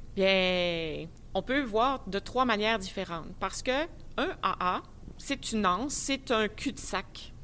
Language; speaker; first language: French; native; French